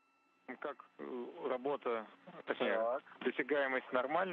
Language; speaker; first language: Russian; native; Russian